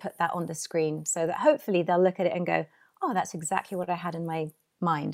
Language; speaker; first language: English; native; English